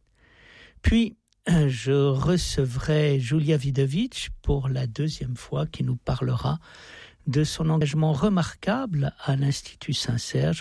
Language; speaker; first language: French; native; French